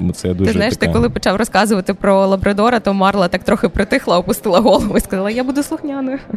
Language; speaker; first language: Ukrainian; native; Ukrainian